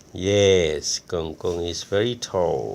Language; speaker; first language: English; non-native, learner; Thai